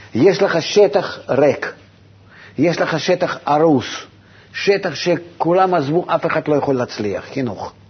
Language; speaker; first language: Hebrew; non-native, fluent; Russian